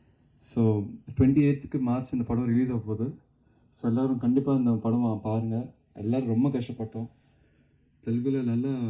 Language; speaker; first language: Tamil; non-native, local second language; Telugu